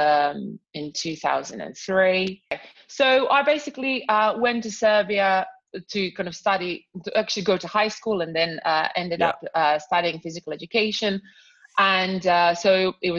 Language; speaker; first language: English; non-native, fluent; Croatian